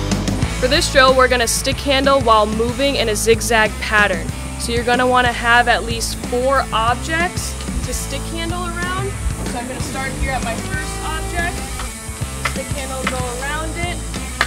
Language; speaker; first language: English; native; English